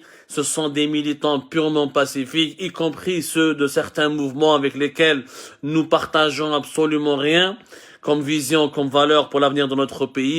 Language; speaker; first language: French; non-native, local second language; Arabic